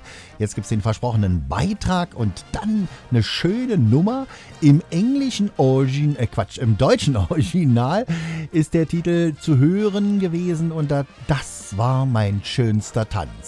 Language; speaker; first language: German; native; German